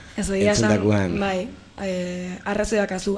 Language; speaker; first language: Basque; native; Basque